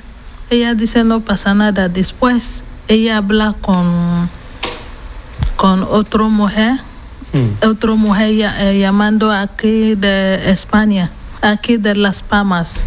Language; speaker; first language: Spanish; non-native, learner; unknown